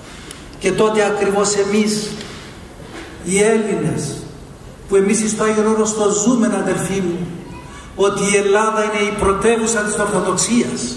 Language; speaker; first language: Greek; native; Greek